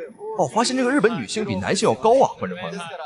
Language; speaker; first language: Chinese; native; Chinese